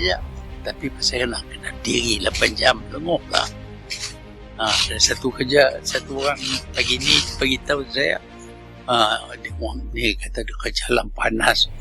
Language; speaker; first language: Malay; native; Malay